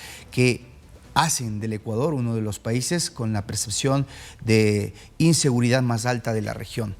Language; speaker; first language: Spanish; native; Spanish